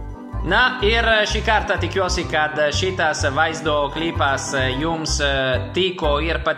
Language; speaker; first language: Lithuanian; non-native, fluent; Italian